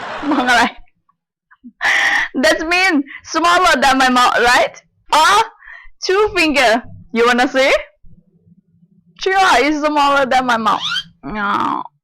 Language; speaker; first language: English; non-native, learner; Thai